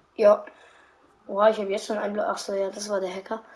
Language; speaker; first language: German; native; German